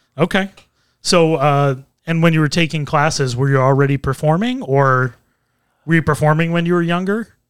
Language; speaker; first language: English; native; English